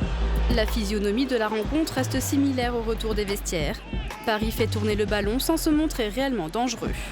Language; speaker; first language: French; native; French